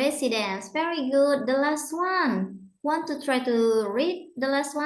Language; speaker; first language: English; non-native, learner; Indonesian